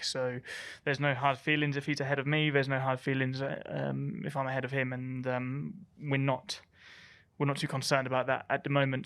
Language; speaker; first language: English; native; English